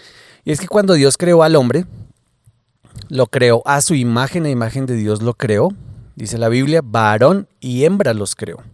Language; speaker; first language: Spanish; native; Spanish